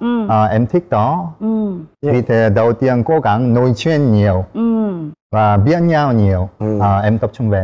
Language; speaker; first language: Vietnamese; non-native, learner; Korean